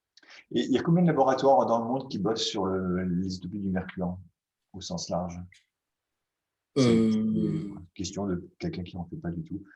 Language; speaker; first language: French; native; French